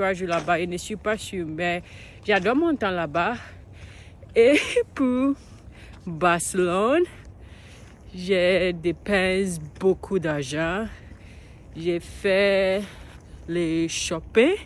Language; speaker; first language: French; non-native, learner; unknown